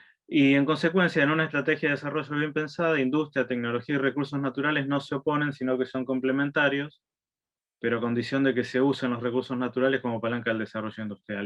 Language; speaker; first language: Spanish; native; Spanish